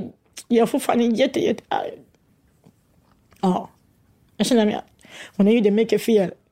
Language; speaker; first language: Swedish; non-native, learner; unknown